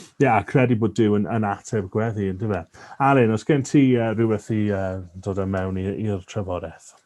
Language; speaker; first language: Welsh; native; Welsh